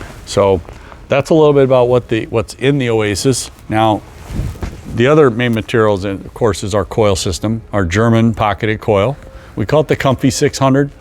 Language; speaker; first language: English; native; English